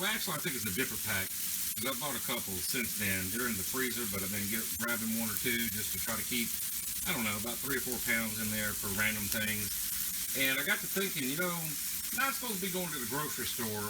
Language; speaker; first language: English; native; English